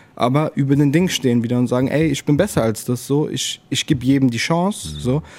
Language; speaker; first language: German; native; German